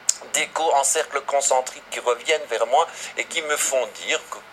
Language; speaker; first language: French; native; French